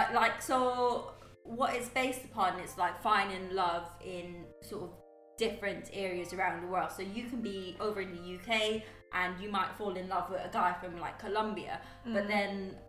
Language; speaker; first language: English; native; English